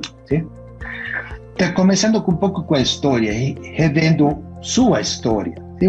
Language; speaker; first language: Portuguese; non-native, fluent; Spanish